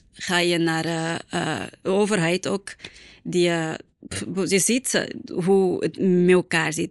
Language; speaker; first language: Dutch; non-native, fluent; Portuguese